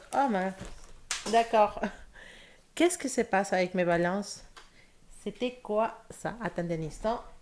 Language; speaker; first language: French; non-native, fluent; Spanish